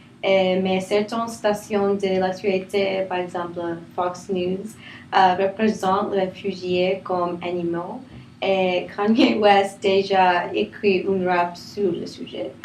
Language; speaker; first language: French; non-native, learner; English